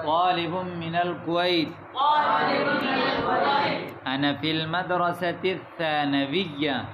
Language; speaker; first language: Arabic; non-native, fluent; Urdu